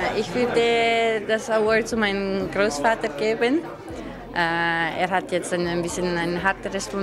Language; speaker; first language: German; non-native, local second language; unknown